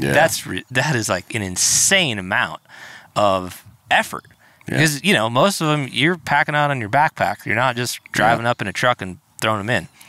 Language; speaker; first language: English; native; English